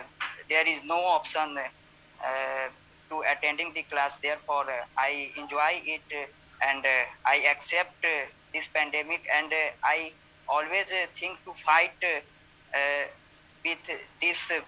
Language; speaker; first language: English; non-native, learner; Hindi